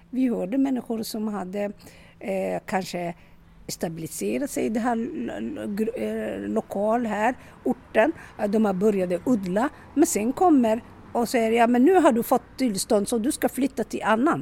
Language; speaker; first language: Swedish; non-native, local second language; Somali